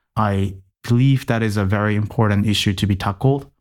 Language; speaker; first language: English; non-native, fluent; Japanese